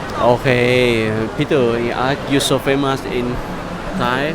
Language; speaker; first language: English; non-native, learner; Thai